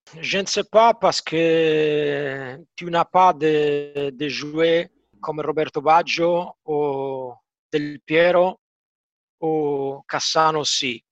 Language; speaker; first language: French; non-native, fluent; Italian